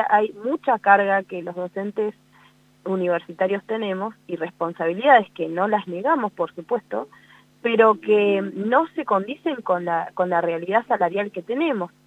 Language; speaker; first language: Spanish; native; Spanish